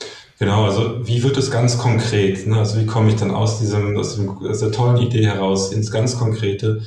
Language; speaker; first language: German; native; German